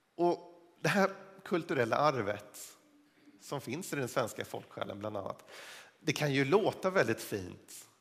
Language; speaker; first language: Swedish; native; Swedish